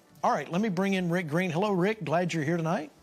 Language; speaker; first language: English; native; English